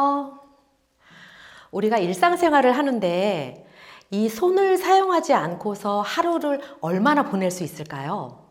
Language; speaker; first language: Korean; native; Korean